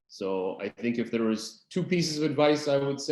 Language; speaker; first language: English; native; English